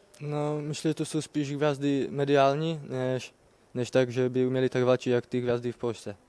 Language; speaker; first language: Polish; non-native, learner; Czech